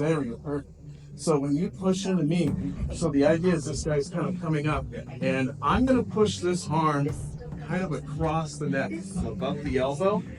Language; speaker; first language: English; native; English